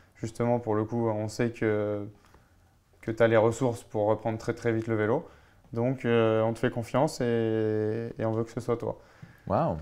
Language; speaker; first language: French; native; French